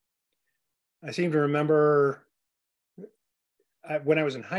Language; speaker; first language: English; native; English